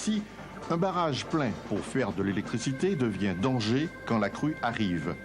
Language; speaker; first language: French; native; French